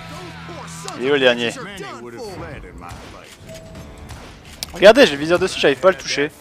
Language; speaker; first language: French; native; French